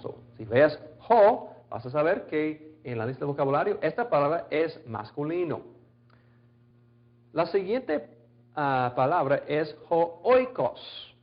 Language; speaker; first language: Spanish; non-native, fluent; English